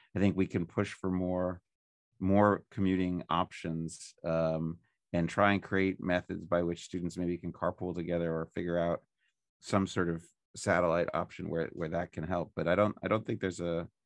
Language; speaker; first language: English; native; English